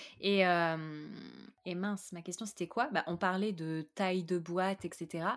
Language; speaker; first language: French; native; French